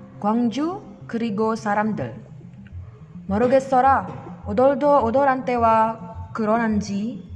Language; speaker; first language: Korean; non-native, learner; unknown